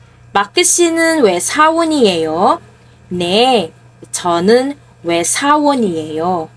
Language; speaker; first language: Korean; non-native, fluent; Filipino